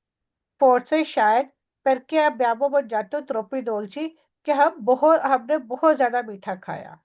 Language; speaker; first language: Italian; non-native, fluent; Urdu